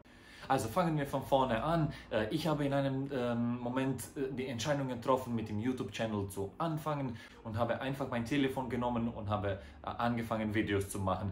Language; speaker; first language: German; non-native, fluent; Croatian